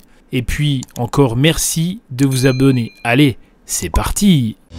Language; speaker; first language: French; native; French